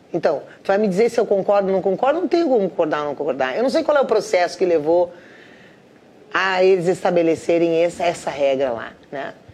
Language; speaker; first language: Portuguese; native; Portuguese